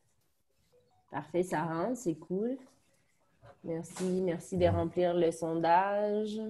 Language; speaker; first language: French; native; French